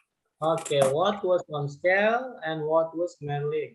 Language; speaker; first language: English; non-native, fluent; Indonesian